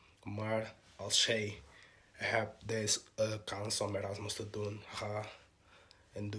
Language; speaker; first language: Dutch; non-native, local second language; Portuguese